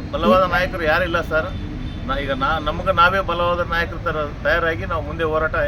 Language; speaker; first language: Kannada; native; Kannada